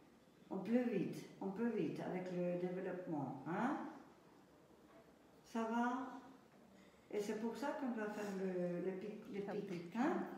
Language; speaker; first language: French; non-native, fluent; German